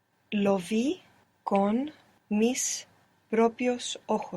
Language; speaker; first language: Spanish; non-native, learner; English